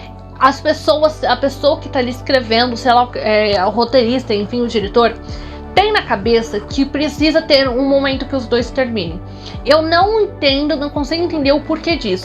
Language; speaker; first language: Portuguese; native; Portuguese